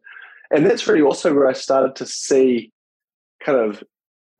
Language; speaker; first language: English; native; English